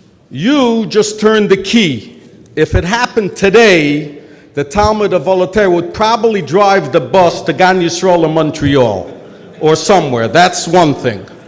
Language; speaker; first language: English; native; English